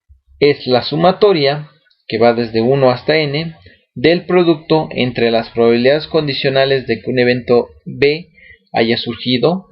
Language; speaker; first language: Spanish; native; Spanish